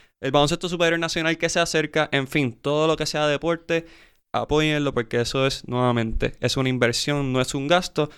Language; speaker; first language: Spanish; native; Spanish